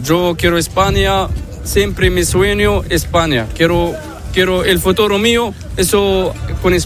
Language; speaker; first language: Spanish; non-native, learner; Arabic